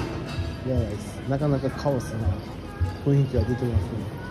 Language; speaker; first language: Japanese; native; Japanese